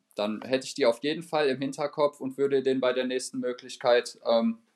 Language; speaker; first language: German; native; German